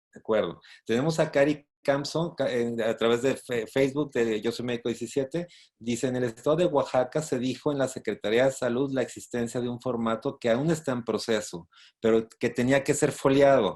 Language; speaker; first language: Spanish; native; Spanish